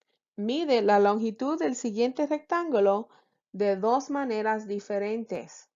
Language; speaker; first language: Spanish; early bilingual, heritage; English